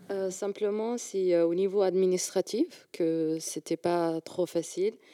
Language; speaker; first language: French; non-native, fluent; Arabic